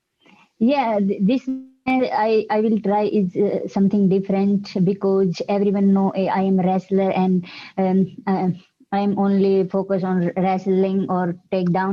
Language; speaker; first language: English; non-native, learner; Hindi